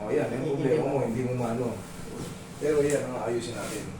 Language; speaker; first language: Filipino; native; Filipino